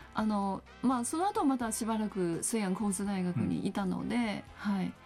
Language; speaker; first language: Japanese; non-native, fluent; Chinese